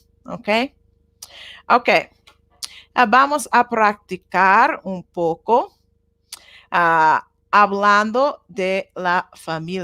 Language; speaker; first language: Spanish; non-native, learner; Japanese